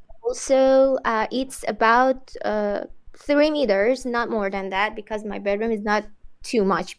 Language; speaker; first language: English; non-native, fluent; Persian